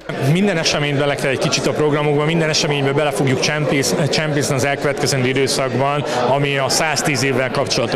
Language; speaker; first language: Hungarian; native; Hungarian